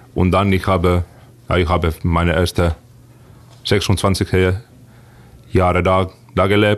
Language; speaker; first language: German; non-native, fluent; Finnish